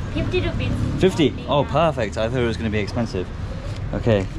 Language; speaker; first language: English; native; English